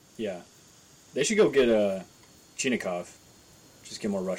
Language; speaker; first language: English; native; English